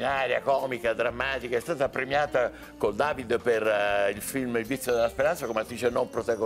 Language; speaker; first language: Italian; native; Italian